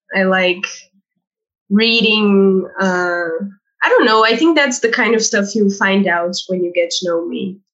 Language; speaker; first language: English; non-native, fluent; Portuguese